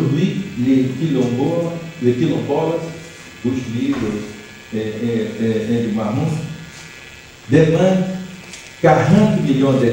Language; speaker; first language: French; non-native, learner; Portuguese